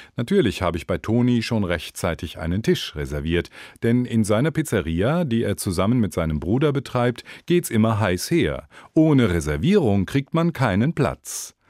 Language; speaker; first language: German; native; German